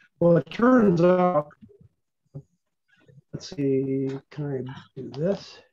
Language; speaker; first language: English; native; English